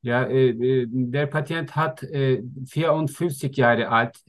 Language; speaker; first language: German; non-native, learner; Turkish